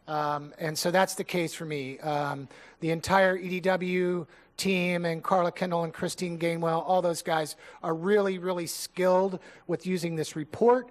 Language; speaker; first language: English; native; English